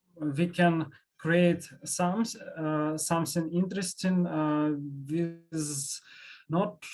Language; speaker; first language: English; non-native, learner; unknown